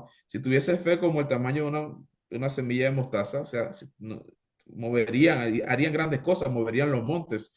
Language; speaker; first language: Spanish; native; Spanish